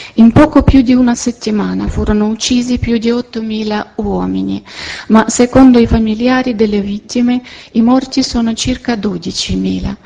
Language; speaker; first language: Italian; non-native, fluent; Ukrainian